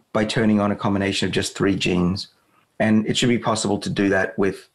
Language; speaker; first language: English; native; English